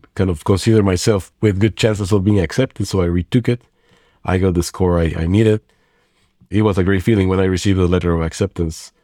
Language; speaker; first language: English; non-native, fluent; Spanish